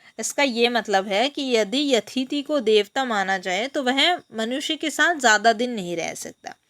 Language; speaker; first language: Hindi; non-native, local second language; Bangla